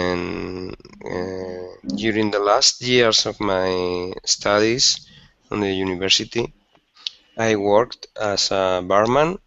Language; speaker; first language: English; non-native, learner; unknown